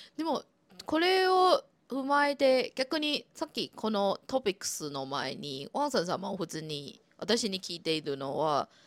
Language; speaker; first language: Japanese; non-native, fluent; Chinese